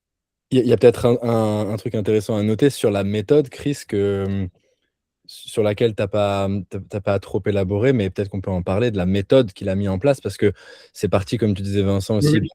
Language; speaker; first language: French; native; French